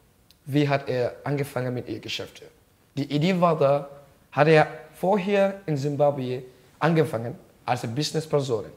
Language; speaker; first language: German; non-native, learner; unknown